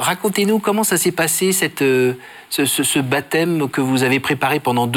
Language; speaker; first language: French; native; French